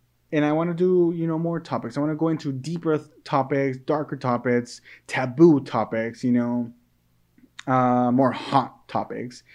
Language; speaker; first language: English; early bilingual, other home language; Spanish